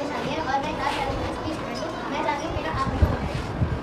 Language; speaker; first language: Hindi; native; Hindi